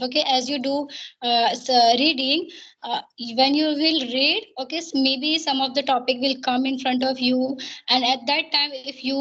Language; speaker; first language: English; non-native, learner; Hindi